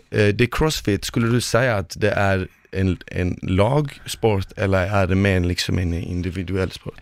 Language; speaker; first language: Swedish; early bilingual, other home language; Bosnian